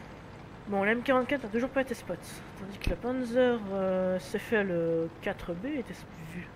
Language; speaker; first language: French; native; French